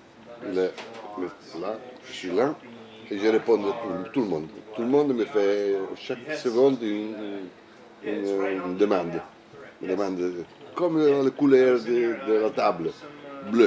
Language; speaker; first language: French; non-native, learner; Italian